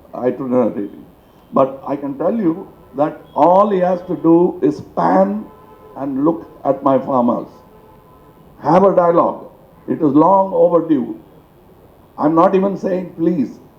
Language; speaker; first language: English; non-native, local second language; Tamil